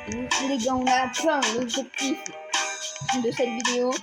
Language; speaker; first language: French; native; French